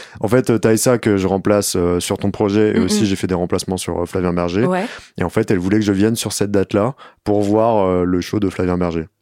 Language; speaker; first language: French; native; French